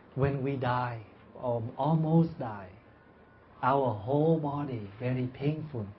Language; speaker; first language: English; non-native, fluent; Vietnamese